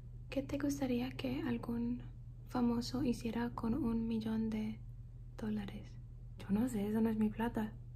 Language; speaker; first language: Spanish; early bilingual, heritage; Spanish